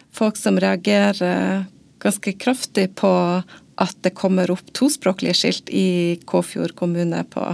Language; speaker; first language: Norwegian; native; Norwegian